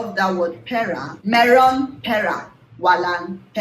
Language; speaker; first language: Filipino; non-native, learner; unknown